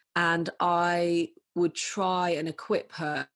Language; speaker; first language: English; native; English